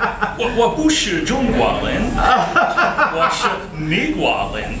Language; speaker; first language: Chinese; non-native, learner; English